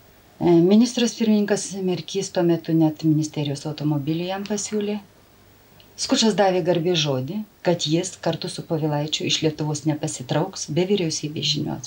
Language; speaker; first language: Lithuanian; native; Lithuanian